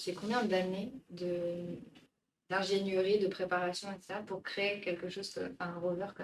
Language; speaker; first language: French; native; French